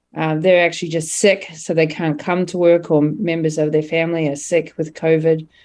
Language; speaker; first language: English; native; English